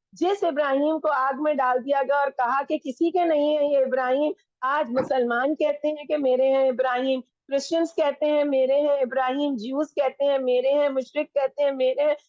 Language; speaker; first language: Urdu; non-native, local second language; Punjabi